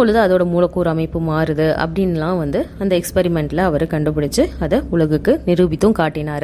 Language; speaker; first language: Tamil; native; Tamil